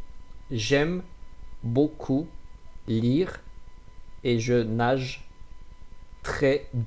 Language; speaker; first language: French; non-native, fluent; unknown